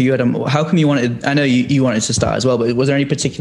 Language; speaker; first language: English; native; English